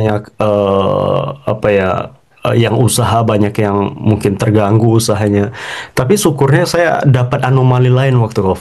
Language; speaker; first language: Indonesian; native; Indonesian